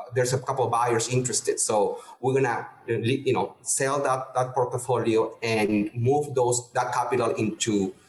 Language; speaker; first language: English; non-native, fluent; Spanish